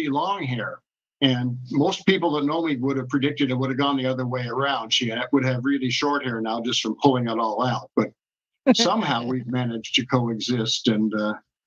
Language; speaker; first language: English; native; English